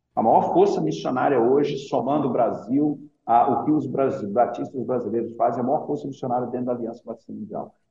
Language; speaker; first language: Portuguese; native; Portuguese